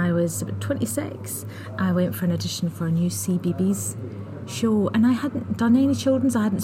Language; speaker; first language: English; native; English